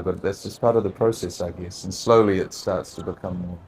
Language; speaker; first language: English; native; English